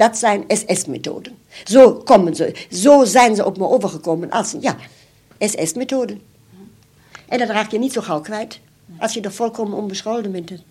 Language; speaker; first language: Dutch; non-native, fluent; German